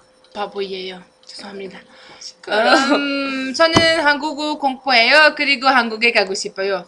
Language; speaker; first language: Korean; non-native, learner; Arabic